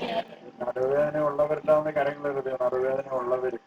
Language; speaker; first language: Malayalam; native; Malayalam